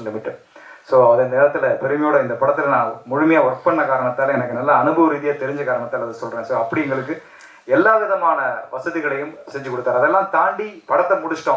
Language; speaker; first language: Tamil; native; Tamil